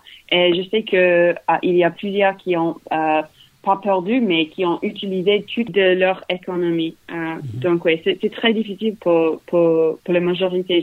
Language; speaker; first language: French; non-native, learner; English